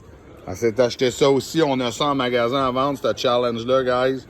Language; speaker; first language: French; native; French